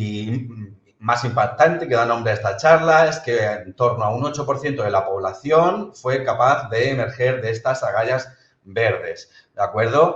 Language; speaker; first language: Spanish; native; Spanish